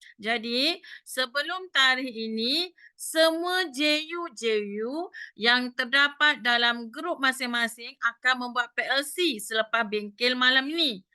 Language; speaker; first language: Malay; native; Malay